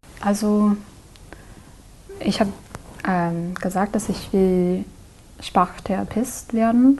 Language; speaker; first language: German; non-native, learner; English